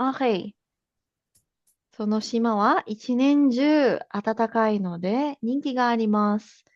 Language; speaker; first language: Japanese; non-native, fluent; Filipino